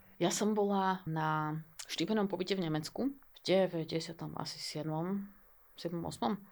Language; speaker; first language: Slovak; native; Slovak